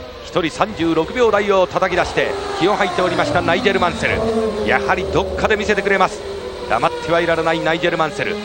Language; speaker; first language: Japanese; native; Japanese